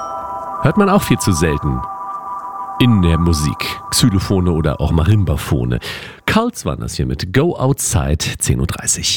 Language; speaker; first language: German; native; German